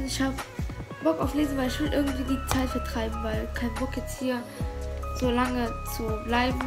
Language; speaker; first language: German; early bilingual, other home language; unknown